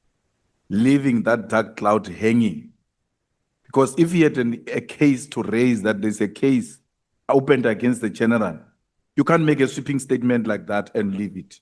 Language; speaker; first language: English; non-native, local second language; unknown